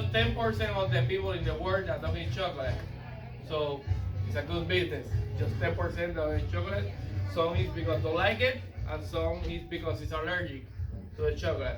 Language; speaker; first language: English; non-native, learner; Spanish